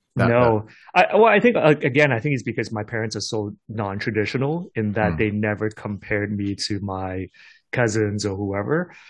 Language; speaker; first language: English; non-native, local second language; Cantonese